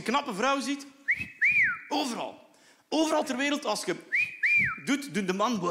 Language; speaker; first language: Dutch; native; Dutch